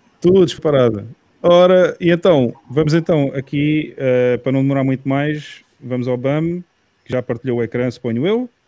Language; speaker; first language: Portuguese; native; Portuguese